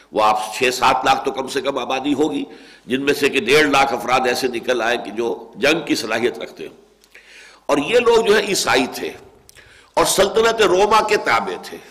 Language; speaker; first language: Urdu; native; Urdu